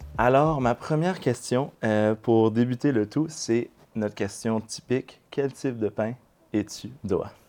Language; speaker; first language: French; native; French